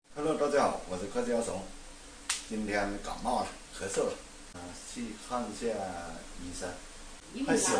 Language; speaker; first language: Chinese; non-native, local second language; Cantonese